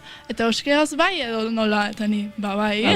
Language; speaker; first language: Basque; early bilingual, heritage; Basque